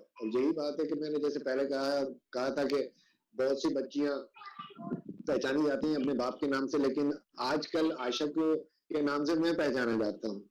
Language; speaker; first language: Urdu; non-native, local second language; Sindhi